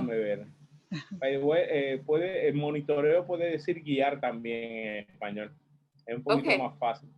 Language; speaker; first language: Spanish; early bilingual, heritage; English